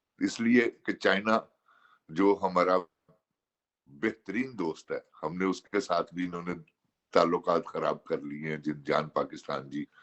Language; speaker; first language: Urdu; non-native, local second language; Punjabi